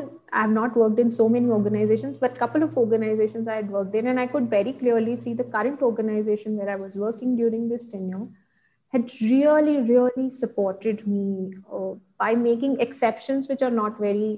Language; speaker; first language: English; non-native, local second language; Gujarati